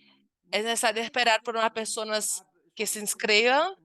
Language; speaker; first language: Spanish; non-native, fluent; Portuguese